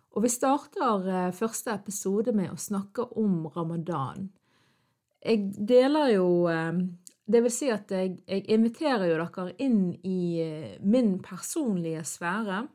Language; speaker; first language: Norwegian; early bilingual, other home language; Arabic